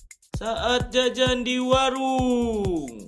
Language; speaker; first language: Indonesian; non-native, learner; Japanese